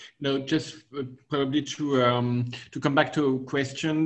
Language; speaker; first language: English; non-native, fluent; French